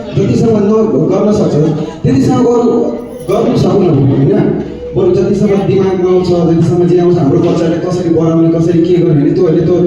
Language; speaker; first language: Nepali; non-native, local second language; Maithili